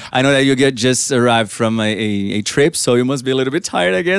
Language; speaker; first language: English; non-native, fluent; Portuguese